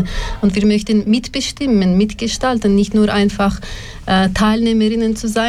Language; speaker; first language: German; non-native, learner; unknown